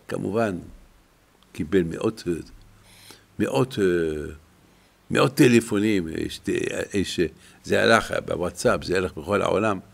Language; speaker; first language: Hebrew; non-native, fluent; French